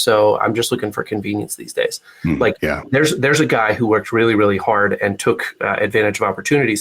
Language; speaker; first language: English; native; English